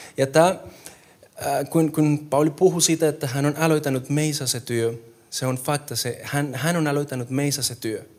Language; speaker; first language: Finnish; non-native, fluent; Spanish